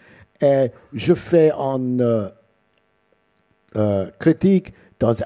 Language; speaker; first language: French; non-native, learner; English